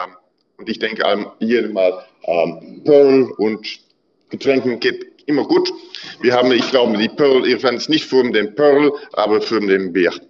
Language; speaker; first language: German; non-native, learner; Dutch